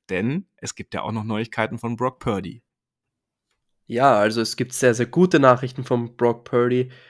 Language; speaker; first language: German; native; German